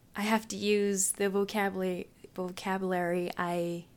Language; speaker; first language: English; non-native, fluent; Japanese